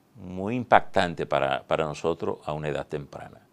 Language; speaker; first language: Spanish; native; Spanish